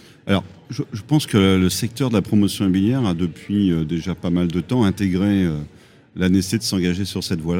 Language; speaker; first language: French; native; French